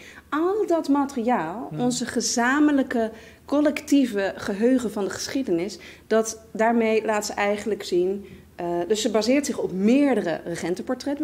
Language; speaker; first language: Dutch; native; Dutch